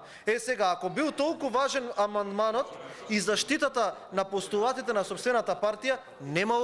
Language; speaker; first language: Macedonian; native; Macedonian